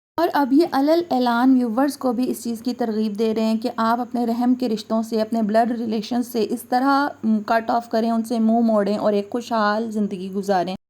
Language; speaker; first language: Urdu; native; Urdu